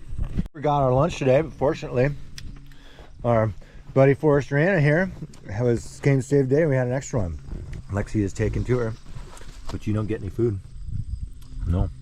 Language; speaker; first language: English; native; English